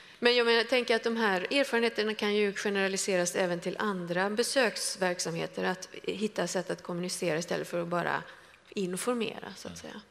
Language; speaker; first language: Swedish; native; Swedish